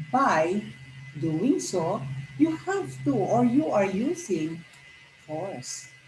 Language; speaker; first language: English; non-native, local second language; Filipino